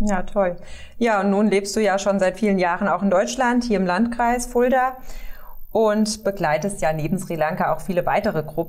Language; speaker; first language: German; native; German